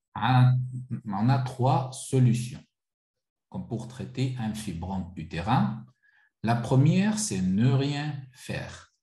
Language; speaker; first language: French; non-native, local second language; Arabic